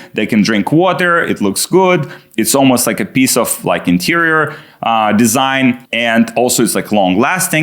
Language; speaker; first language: English; non-native, fluent; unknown